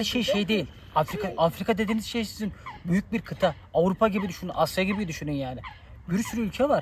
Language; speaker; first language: Turkish; native; Turkish